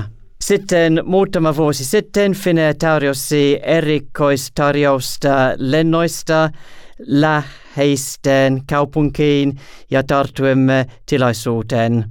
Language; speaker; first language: Finnish; non-native, learner; English